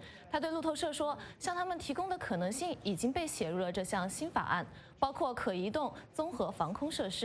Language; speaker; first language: Chinese; native; Chinese